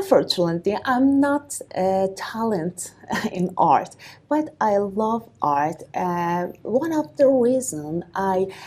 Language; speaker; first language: English; non-native, learner; Persian